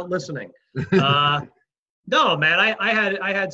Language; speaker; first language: English; native; English